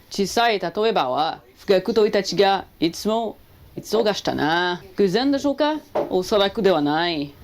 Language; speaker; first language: Japanese; non-native, learner; French